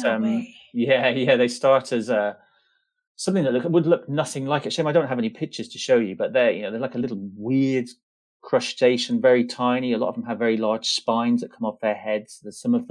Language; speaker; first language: English; native; English